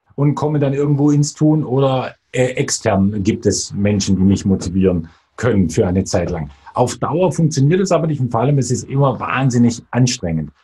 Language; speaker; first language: German; native; German